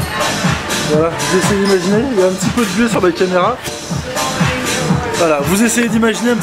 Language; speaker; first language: French; native; French